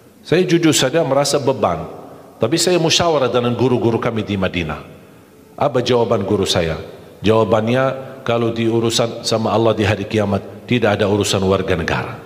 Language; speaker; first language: Malay; non-native, fluent; Arabic